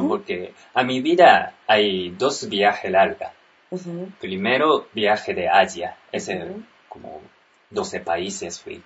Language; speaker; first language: Spanish; non-native, learner; Japanese